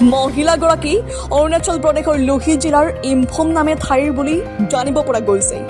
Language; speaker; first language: Assamese; native; Assamese